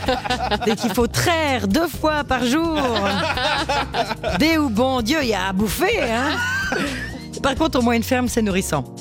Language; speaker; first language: French; native; French